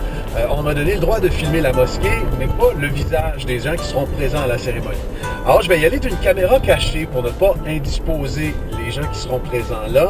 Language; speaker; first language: French; native; French